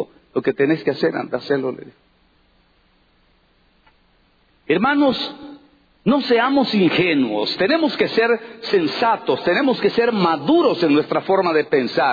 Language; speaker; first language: Spanish; native; Spanish